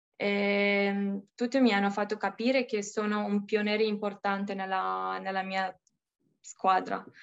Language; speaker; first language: Italian; non-native, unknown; Romanian